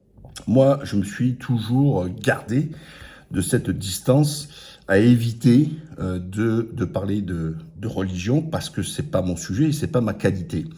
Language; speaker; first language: French; native; French